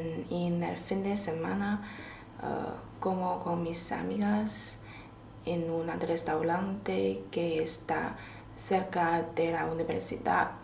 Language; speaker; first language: Spanish; non-native, learner; Chinese